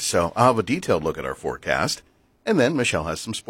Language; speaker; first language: English; native; English